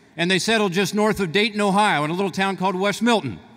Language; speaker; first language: English; native; English